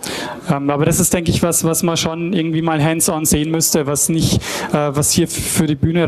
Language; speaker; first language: German; native; German